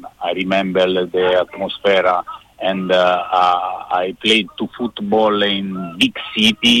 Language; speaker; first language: English; non-native, learner; Italian